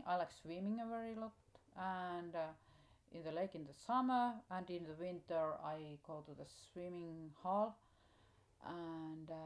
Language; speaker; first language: English; non-native, learner; Finnish